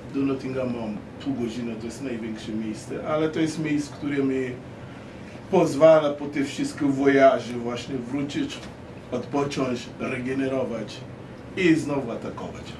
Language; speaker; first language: Polish; non-native, fluent; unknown